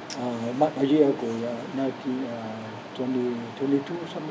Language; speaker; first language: English; non-native, learner; Lao